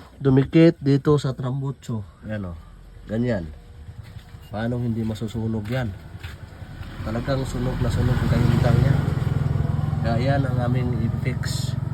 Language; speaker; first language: Filipino; non-native, local second language; Cebuano